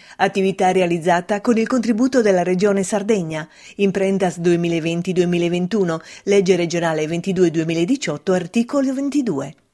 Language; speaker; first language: Italian; native; Italian